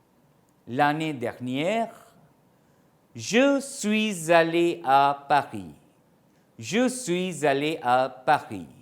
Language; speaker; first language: French; non-native, fluent; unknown